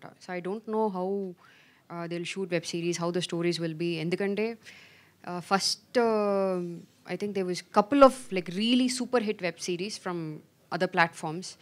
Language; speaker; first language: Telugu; non-native, fluent; Tamil